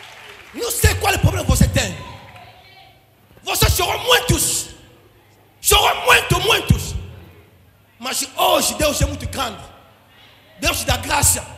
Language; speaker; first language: Portuguese; non-native, learner; Lingala